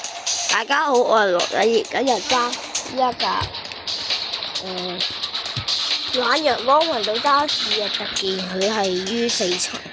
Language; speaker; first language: Cantonese; native; Cantonese